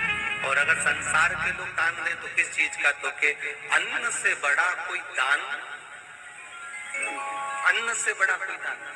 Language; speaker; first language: Hindi; native; Hindi